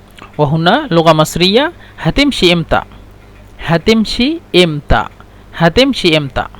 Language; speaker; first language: Arabic; non-native, fluent; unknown